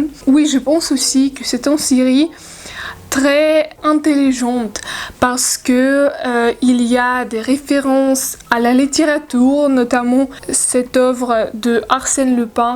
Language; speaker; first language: French; non-native, learner; Russian